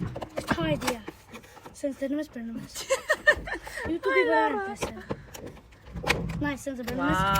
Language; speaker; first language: Armenian; early bilingual, heritage; Armenian